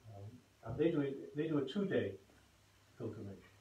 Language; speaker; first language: English; native; English